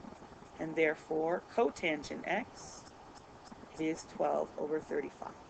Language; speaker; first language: English; native; English